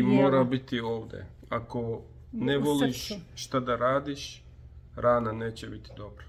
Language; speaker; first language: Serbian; non-native, learner; Turkish